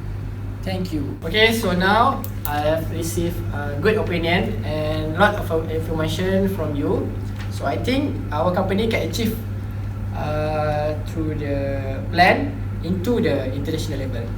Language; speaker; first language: English; non-native, learner; Malay